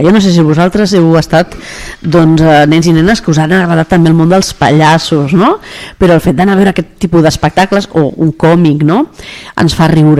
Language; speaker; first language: Catalan; native; Catalan